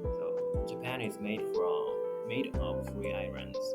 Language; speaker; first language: English; non-native, learner; Japanese